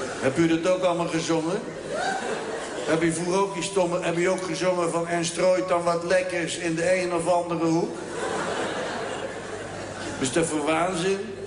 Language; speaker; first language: Dutch; native; Dutch